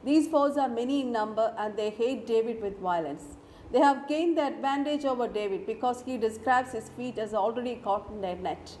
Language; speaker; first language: English; non-native, local second language; Malayalam